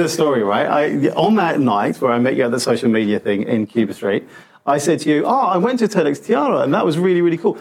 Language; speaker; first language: English; non-native, local second language; Punjabi